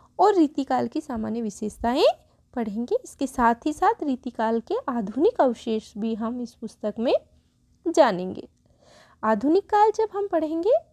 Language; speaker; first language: Hindi; native; Hindi